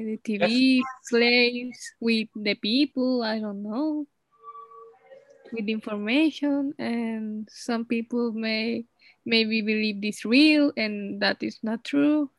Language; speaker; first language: English; non-native, learner; Spanish